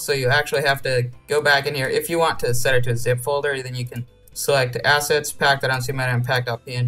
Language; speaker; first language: English; native; English